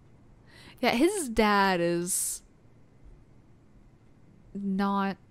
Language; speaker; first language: English; native; English